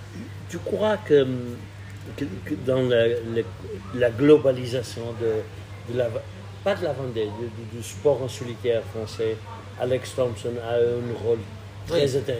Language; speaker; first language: French; non-native, fluent; Portuguese